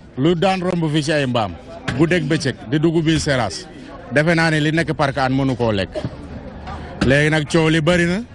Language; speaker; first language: Wolof; non-native, local second language; Serer